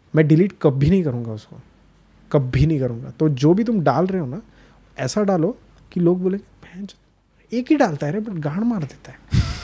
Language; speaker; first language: Hindi; non-native, local second language; Marathi